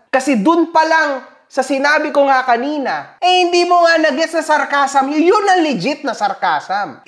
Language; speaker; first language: Filipino; native; Filipino